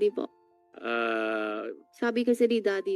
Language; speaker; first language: Filipino; non-native, learner; Chinese